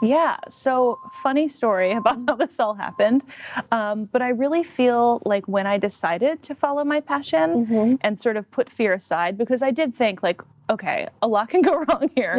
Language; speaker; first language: English; native; English